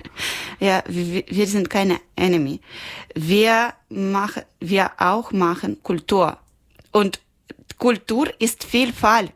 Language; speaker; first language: German; non-native, learner; Ukrainian